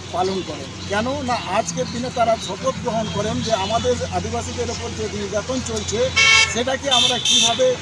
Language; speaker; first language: Bangla; non-native, local second language; Santali